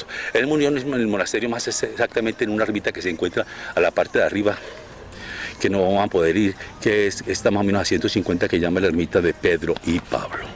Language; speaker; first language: Spanish; native; Spanish